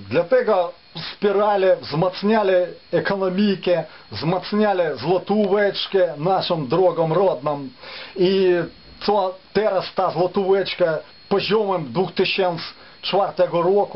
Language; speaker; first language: Polish; non-native, fluent; Ukrainian